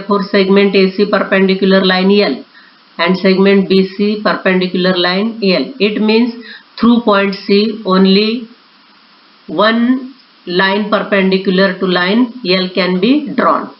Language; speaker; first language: English; non-native, local second language; Marathi